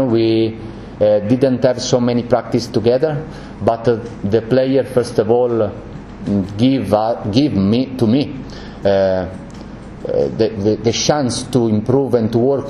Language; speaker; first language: English; non-native, learner; Italian